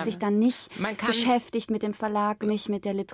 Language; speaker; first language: German; native; German